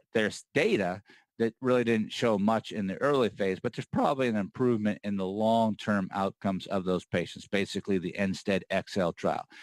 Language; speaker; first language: English; native; English